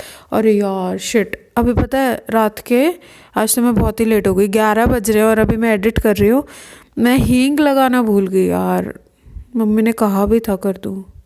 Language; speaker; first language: Hindi; native; Hindi